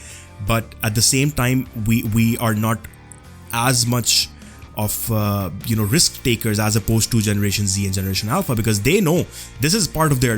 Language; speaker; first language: English; non-native, local second language; Urdu